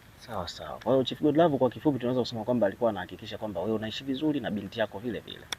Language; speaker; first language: Swahili; native; Swahili